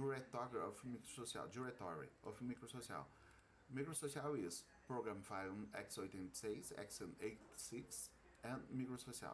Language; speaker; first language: English; non-native, learner; Portuguese